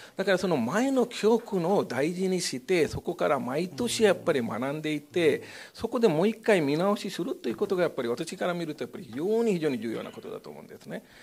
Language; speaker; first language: Japanese; non-native, fluent; Hindi